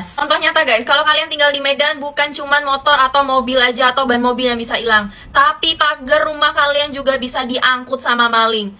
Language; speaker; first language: Indonesian; native; Indonesian